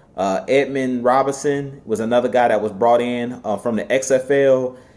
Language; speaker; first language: English; native; English